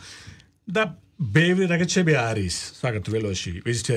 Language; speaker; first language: Georgian; non-native, learner; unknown